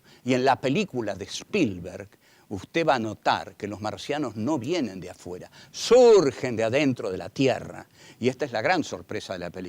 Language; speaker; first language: Spanish; native; Spanish